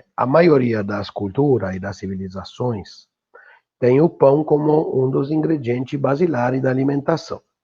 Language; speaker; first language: Portuguese; non-native, fluent; Italian